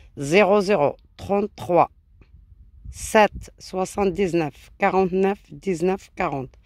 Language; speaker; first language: French; non-native, local second language; Arabic